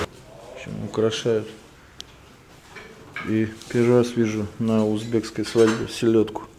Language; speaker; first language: Russian; native; Russian